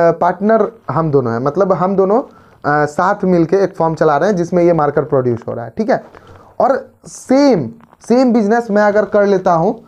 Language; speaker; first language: Hindi; native; Hindi